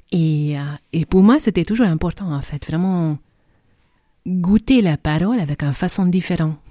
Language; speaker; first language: French; non-native, fluent; Hungarian